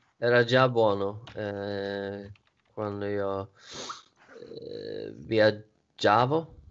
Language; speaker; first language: Italian; non-native, learner; Swedish